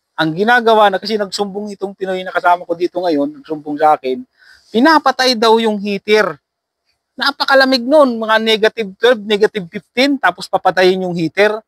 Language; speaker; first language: Filipino; native; Filipino